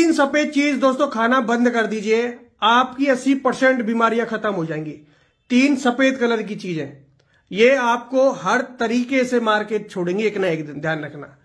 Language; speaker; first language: Hindi; non-native, local second language; Gujarati